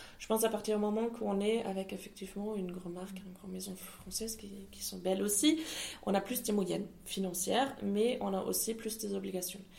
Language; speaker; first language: French; non-native, fluent; German